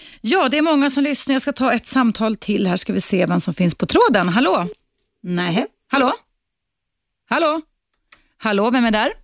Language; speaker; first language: Swedish; native; Swedish